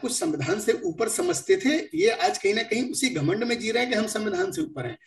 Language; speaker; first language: Hindi; native; Hindi